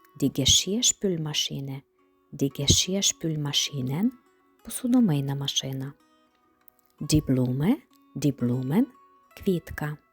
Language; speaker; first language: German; non-native, fluent; Ukrainian